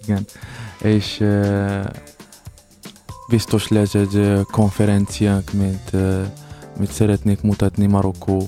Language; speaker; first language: Hungarian; non-native, learner; Arabic